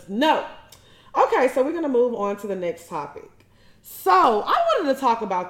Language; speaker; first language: English; native; English